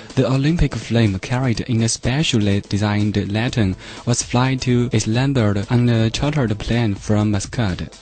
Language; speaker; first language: English; non-native, fluent; Chinese